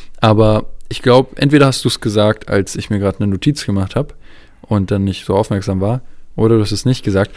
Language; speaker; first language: German; native; German